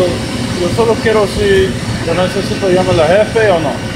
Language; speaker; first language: Spanish; non-native, learner; English